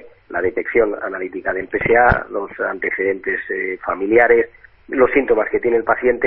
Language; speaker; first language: Spanish; native; Spanish